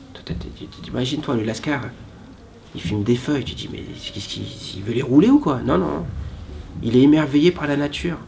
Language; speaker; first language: French; native; French